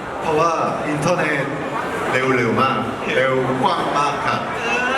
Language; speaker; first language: Thai; non-native, learner; Korean